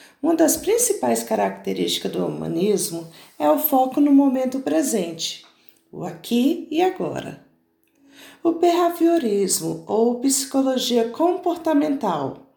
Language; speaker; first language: Portuguese; native; Portuguese